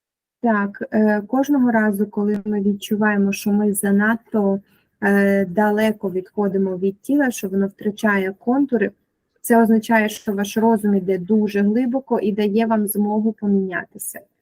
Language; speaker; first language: Ukrainian; native; Ukrainian